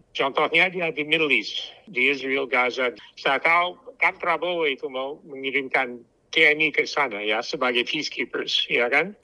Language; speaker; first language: Indonesian; non-native, fluent; English